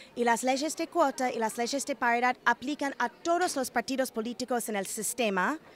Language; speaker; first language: Spanish; non-native, fluent; English